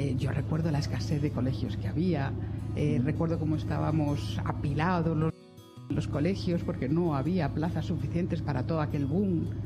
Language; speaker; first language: Spanish; native; Spanish